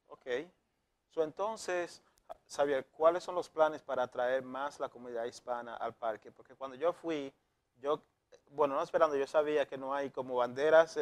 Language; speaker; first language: Spanish; native; Spanish